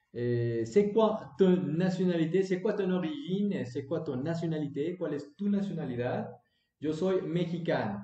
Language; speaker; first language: French; non-native, learner; Spanish